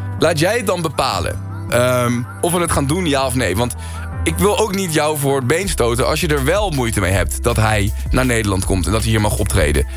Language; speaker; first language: Dutch; early bilingual, other home language; Spanish